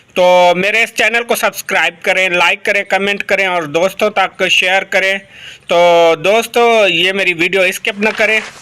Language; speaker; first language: Urdu; non-native, local second language; Punjabi